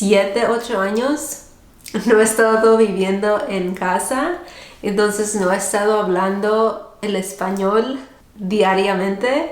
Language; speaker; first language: Spanish; early bilingual, heritage; Spanish